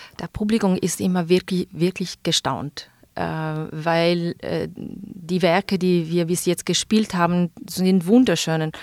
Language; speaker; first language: German; non-native, fluent; Italian